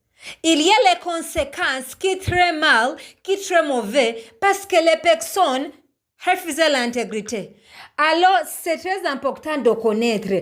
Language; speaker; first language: French; non-native, learner; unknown